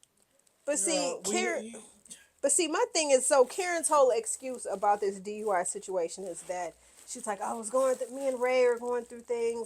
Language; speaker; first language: English; native; English